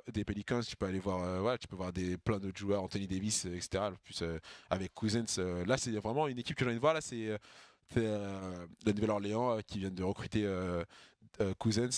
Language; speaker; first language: French; native; French